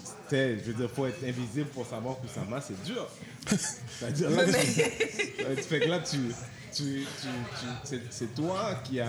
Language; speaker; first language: French; native; French